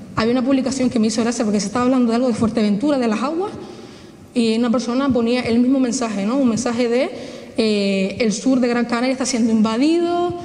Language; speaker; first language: Spanish; native; Spanish